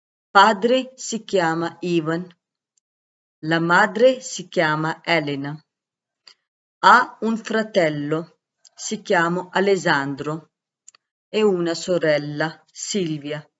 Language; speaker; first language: Italian; non-native, fluent; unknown